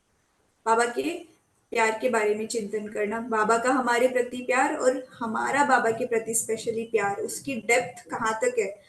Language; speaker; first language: Hindi; native; Hindi